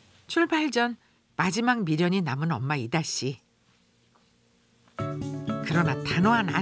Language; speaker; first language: Korean; native; Korean